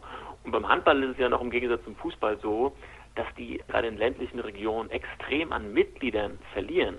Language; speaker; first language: German; native; German